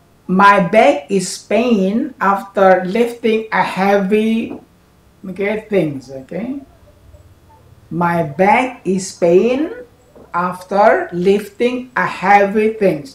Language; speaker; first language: English; non-native, fluent; Indonesian